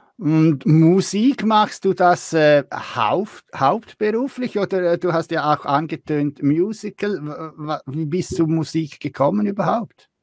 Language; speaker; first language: German; native; German